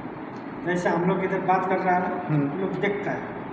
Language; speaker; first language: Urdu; non-native, learner; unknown